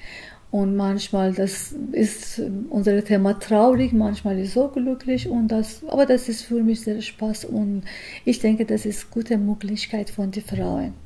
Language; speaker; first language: German; non-native, learner; Persian